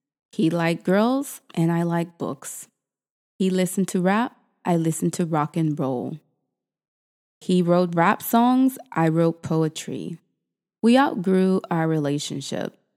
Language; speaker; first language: English; native; English